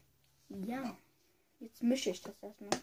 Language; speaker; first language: German; early bilingual, other home language; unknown